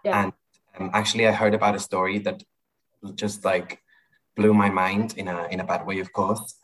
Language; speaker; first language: English; non-native, fluent; Spanish